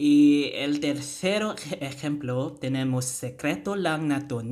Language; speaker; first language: Spanish; non-native, fluent; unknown